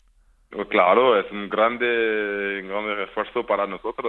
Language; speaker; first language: Spanish; non-native, fluent; French